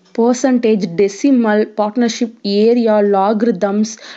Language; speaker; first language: English; non-native, local second language; Tamil